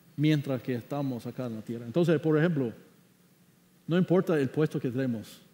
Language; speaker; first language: Spanish; non-native, fluent; English